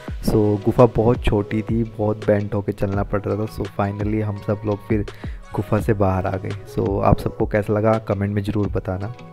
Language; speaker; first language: Hindi; native; Hindi